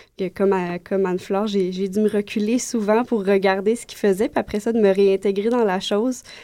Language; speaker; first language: French; native; French